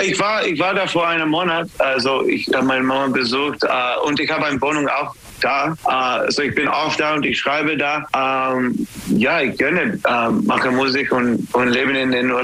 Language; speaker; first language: German; non-native, learner; English